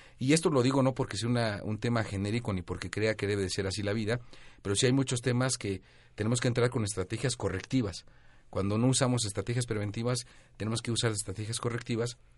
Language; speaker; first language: Spanish; native; Spanish